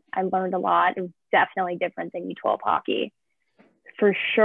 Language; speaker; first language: English; native; English